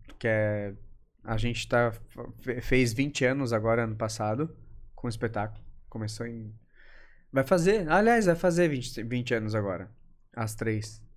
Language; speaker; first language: Portuguese; native; Portuguese